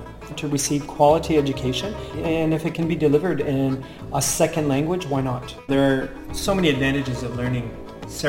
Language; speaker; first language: English; non-native, local second language; French